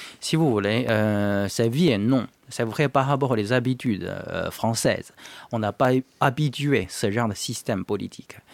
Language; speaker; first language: French; non-native, fluent; Chinese